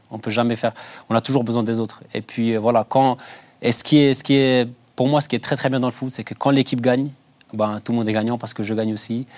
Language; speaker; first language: French; early bilingual, other home language; Albanian